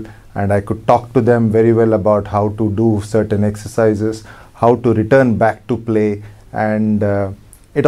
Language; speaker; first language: English; non-native, local second language; Telugu